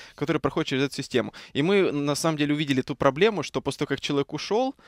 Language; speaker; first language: Russian; native; Russian